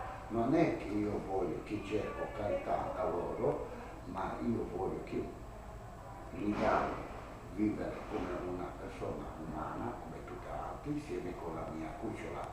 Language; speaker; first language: Italian; non-native, learner; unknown